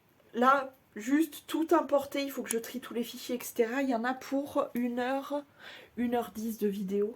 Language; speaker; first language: French; native; French